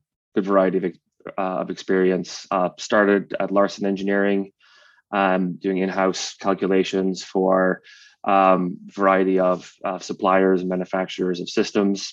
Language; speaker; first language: English; native; English